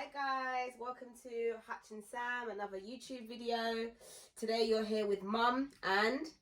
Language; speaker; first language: English; native; English